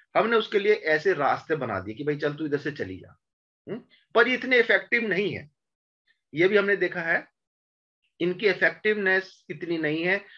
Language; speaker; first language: Hindi; native; Hindi